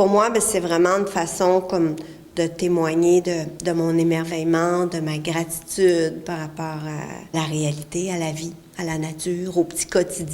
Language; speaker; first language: French; native; French